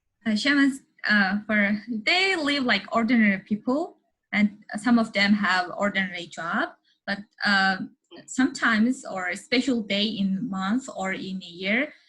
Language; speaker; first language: English; non-native, learner; Mongolian